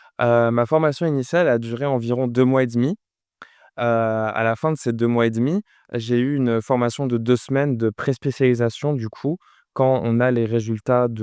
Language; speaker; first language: French; native; French